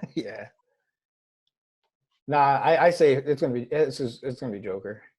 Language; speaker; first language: English; native; English